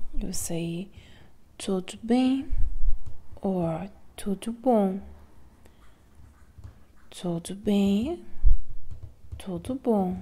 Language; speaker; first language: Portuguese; non-native, learner; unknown